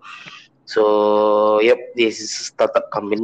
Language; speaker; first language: English; non-native, local second language; Malay